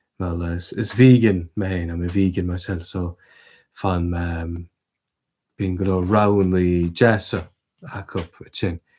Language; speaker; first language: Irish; native; Irish